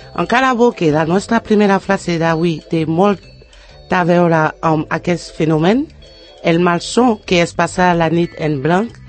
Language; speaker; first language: Catalan; non-native, learner; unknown